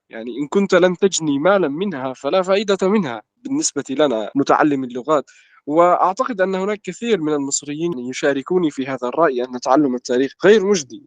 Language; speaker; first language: Arabic; native; Arabic